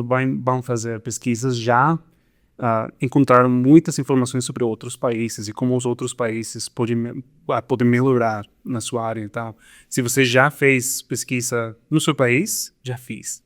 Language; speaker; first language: Portuguese; non-native, fluent; Spanish